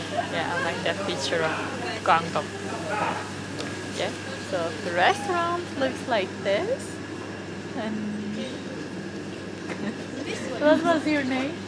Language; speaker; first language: English; non-native, fluent; Chinese